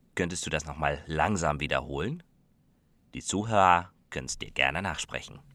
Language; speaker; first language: German; non-native, fluent; Dutch